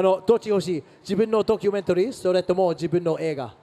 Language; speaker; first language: Japanese; non-native, learner; English